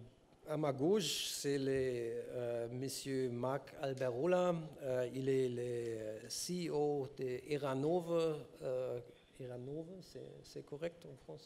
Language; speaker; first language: French; non-native, learner; German